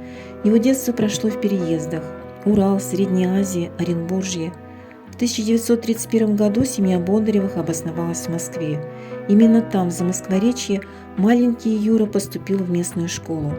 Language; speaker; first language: Russian; native; Russian